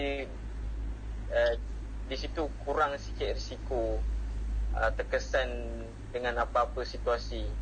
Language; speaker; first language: Malay; native; Malay